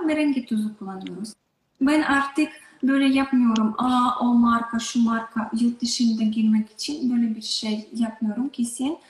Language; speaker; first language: Turkish; non-native, learner; Russian